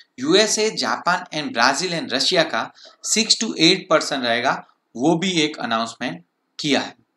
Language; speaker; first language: Hindi; non-native, local second language; Gujarati